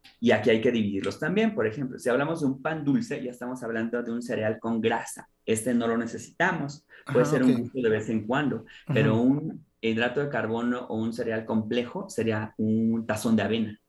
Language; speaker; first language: Spanish; native; Spanish